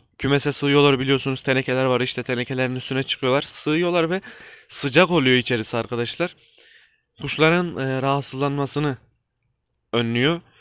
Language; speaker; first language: Turkish; native; Turkish